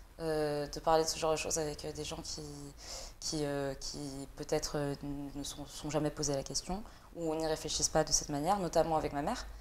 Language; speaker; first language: French; early bilingual, other home language; Vietnamese